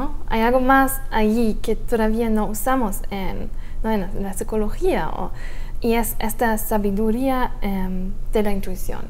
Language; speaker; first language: Spanish; non-native, fluent; German